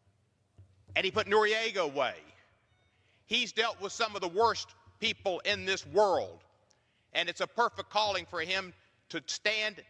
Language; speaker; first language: English; native; English